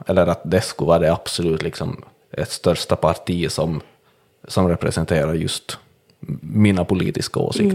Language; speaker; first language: Swedish; native; Swedish